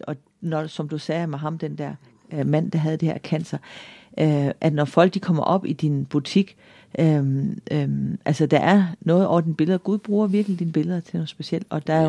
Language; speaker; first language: Danish; native; Danish